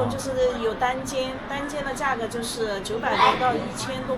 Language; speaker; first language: Chinese; native; Chinese